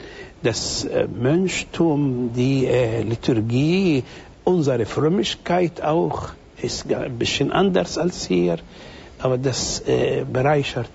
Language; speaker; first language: German; non-native, fluent; Arabic